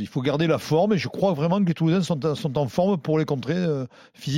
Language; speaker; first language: French; native; French